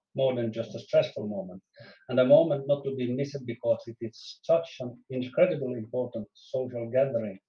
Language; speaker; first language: English; non-native, fluent; Swedish